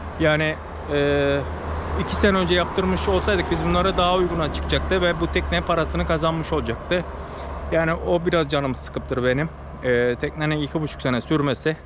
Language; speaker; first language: Turkish; native; Turkish